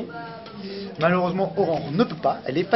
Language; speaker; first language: French; native; French